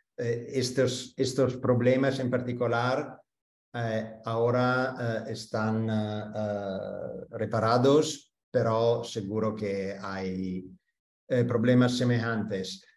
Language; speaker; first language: Spanish; non-native, fluent; Italian